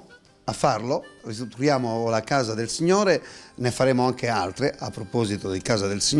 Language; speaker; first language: Italian; native; Italian